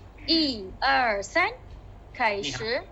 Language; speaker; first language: Chinese; non-native, fluent; Malay